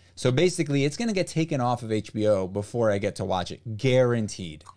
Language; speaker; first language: English; non-native, fluent; Portuguese